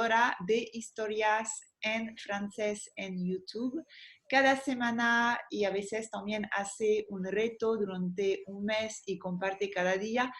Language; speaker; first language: Spanish; non-native, fluent; French